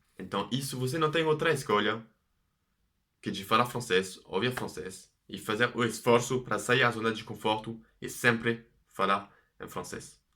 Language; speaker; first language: Portuguese; non-native, fluent; French